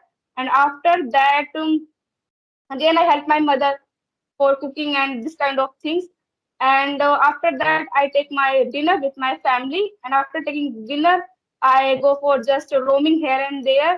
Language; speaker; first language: English; non-native, learner; Hindi